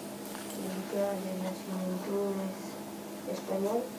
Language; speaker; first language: Spanish; non-native, learner; French